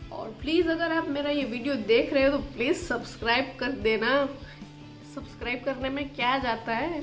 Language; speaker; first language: Hindi; non-native, local second language; Gujarati